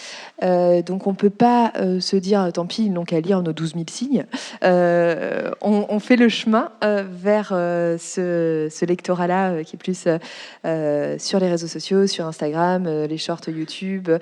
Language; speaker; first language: French; native; French